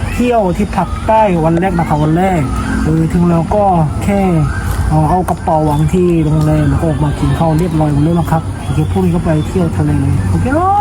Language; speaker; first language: Thai; non-native, fluent; Korean